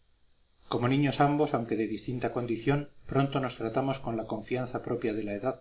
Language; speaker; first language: Spanish; native; Spanish